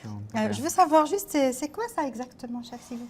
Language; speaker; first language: French; non-native, local second language; Arabic